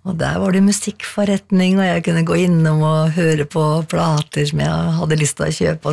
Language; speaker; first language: Norwegian; native; Norwegian